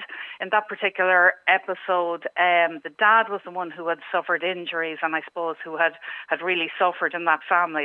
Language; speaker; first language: English; native; English